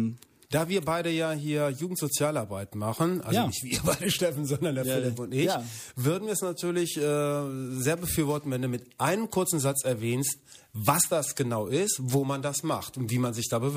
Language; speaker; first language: German; native; German